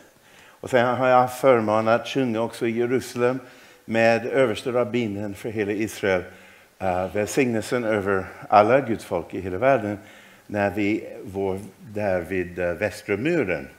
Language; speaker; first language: Swedish; non-native, fluent; English